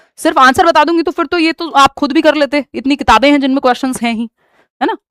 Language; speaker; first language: Hindi; native; Hindi